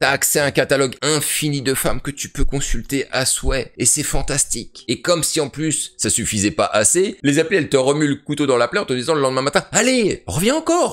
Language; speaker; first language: French; native; French